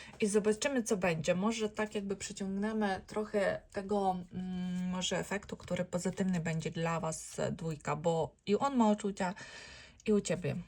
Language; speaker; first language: Polish; non-native, learner; Ukrainian